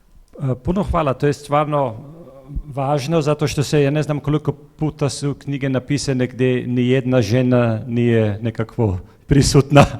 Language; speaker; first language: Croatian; non-native, fluent; German